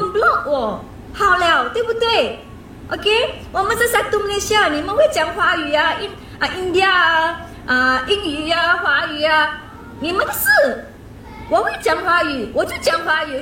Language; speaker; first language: Chinese; non-native, local second language; Malay